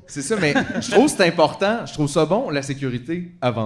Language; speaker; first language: French; native; French